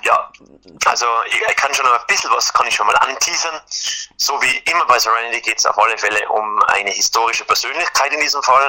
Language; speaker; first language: German; native; German